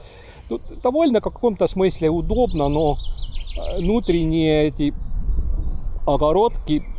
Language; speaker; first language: Russian; non-native, local second language; Estonian